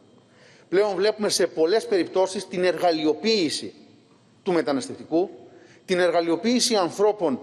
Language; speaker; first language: Greek; native; Greek